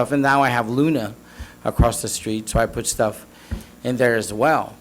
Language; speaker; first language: English; native; English